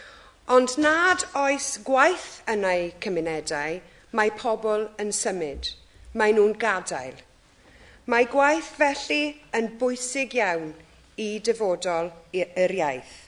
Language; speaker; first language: Welsh; non-native, local second language; English